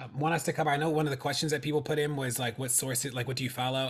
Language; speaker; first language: English; native; English